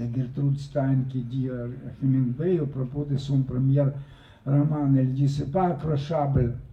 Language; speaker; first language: French; non-native, fluent; Russian